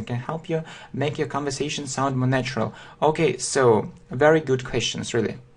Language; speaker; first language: English; non-native, fluent; Russian